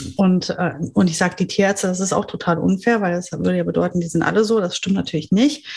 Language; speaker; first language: German; non-native, fluent; French